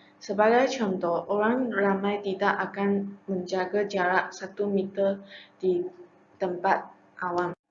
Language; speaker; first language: Malay; non-native, local second language; Chinese